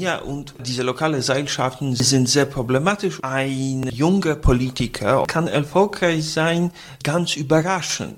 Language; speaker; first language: German; non-native, fluent; Polish